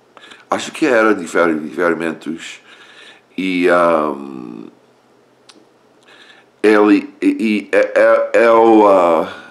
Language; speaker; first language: Portuguese; non-native, learner; English